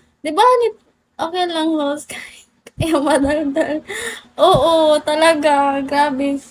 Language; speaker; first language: Filipino; non-native, local second language; Cebuano